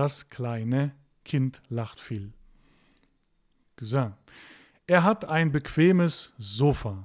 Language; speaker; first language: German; non-native, fluent; Turkish